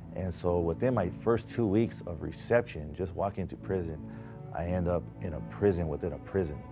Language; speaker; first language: English; native; English